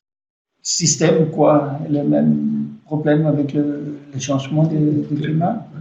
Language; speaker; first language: French; non-native, fluent; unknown